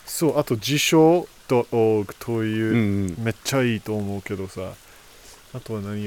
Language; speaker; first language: Japanese; non-native, fluent; English